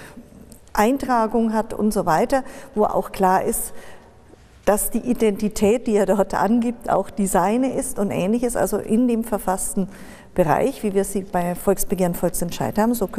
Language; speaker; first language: German; native; German